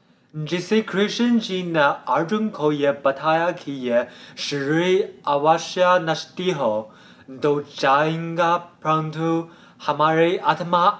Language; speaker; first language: Hindi; non-native, learner; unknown